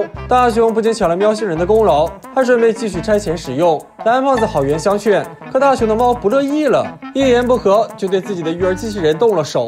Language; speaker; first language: Chinese; native; Chinese